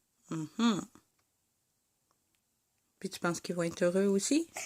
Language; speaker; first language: French; native; French